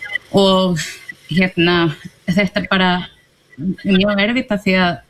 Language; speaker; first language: Icelandic; non-native, fluent; Spanish